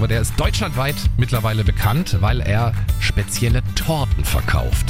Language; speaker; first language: German; native; German